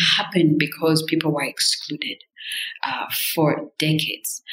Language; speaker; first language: English; non-native, local second language; Kinyarwanda